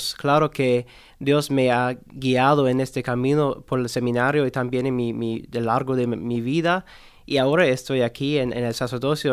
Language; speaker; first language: Spanish; non-native, learner; English